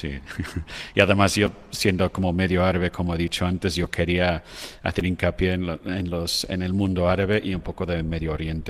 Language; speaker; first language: Spanish; non-native, fluent; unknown